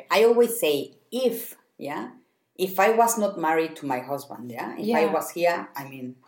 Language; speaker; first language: English; non-native, fluent; Spanish